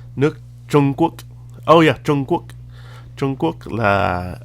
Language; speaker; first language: Vietnamese; early bilingual, heritage; Vietnamese